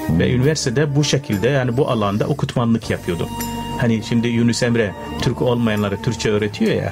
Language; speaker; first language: Turkish; non-native, fluent; Arabic